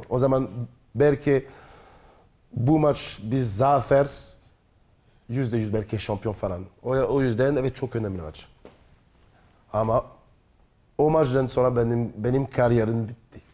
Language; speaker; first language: Turkish; non-native, learner; French